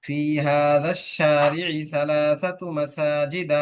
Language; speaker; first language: Arabic; non-native, fluent; Bangla